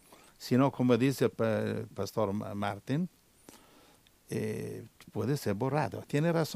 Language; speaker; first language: Spanish; non-native, learner; Italian